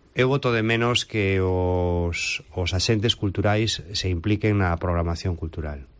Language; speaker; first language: Galician; native; Galician